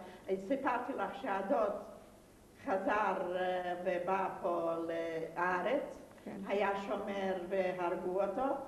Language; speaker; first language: Hebrew; non-native, fluent; Yiddish